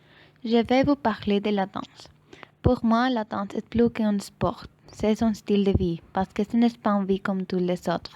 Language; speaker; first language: French; non-native, learner; Spanish